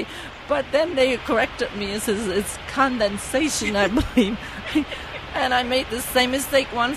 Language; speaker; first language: English; non-native, fluent; Dutch